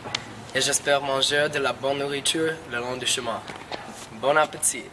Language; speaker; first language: French; non-native, learner; English